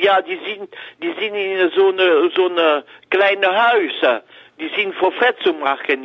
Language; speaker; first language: German; non-native, learner; French